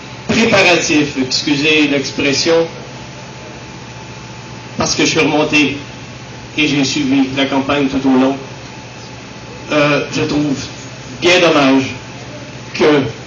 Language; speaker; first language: French; native; French